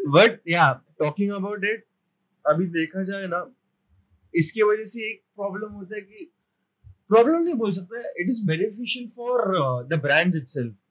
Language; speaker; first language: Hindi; non-native, local second language; Marathi